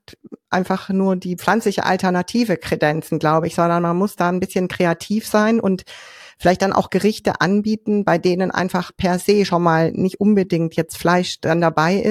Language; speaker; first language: German; native; German